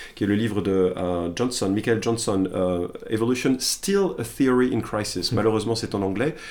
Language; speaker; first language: French; native; French